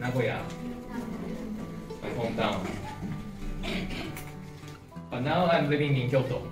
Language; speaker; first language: English; non-native, learner; Japanese